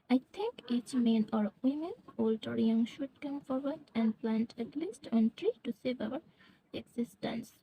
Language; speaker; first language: English; non-native, local second language; Bangla